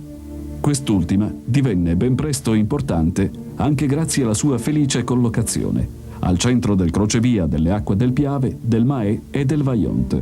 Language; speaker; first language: Italian; native; Italian